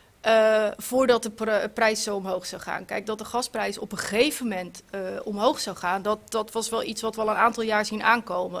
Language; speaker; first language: Dutch; native; Dutch